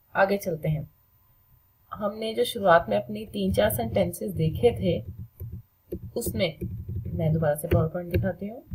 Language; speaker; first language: Hindi; native; Hindi